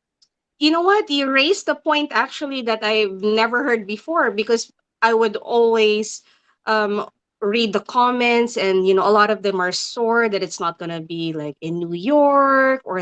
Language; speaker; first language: English; non-native, local second language; Filipino